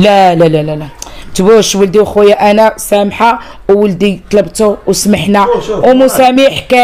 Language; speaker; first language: Arabic; native; Arabic